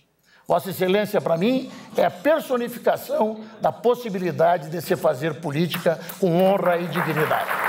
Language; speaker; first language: Portuguese; native; Portuguese